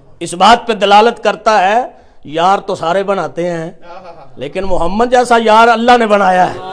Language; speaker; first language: Urdu; non-native, local second language; Punjabi